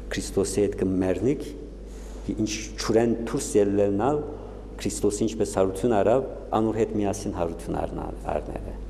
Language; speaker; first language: Armenian; early bilingual, heritage; Armenian